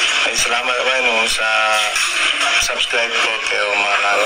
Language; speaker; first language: Filipino; non-native, learner; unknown